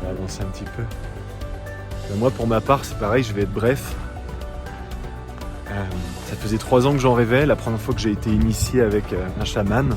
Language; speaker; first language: French; native; French